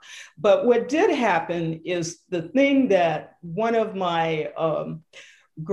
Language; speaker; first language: English; native; English